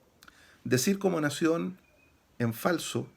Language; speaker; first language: Spanish; native; Spanish